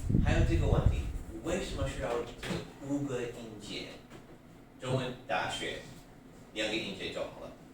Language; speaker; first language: Chinese; non-native, fluent; English